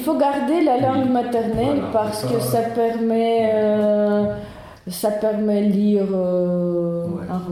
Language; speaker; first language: French; non-native, learner; Russian